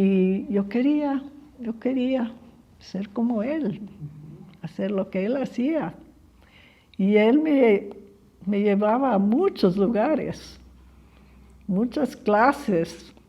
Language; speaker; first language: Spanish; early bilingual, other home language; English